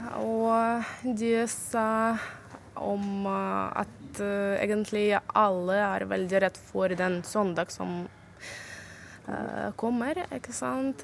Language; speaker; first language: Norwegian; non-native, fluent; Russian